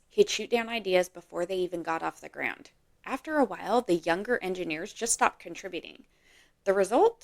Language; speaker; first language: English; native; English